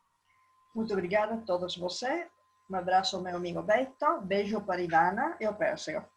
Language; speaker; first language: Portuguese; non-native, learner; Italian